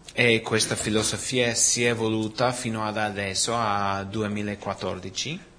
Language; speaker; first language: Italian; non-native, fluent; Spanish